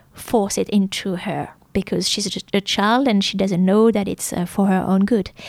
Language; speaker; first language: English; non-native, fluent; French